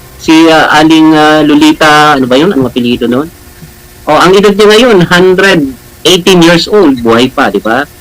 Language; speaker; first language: Filipino; non-native, local second language; Bikol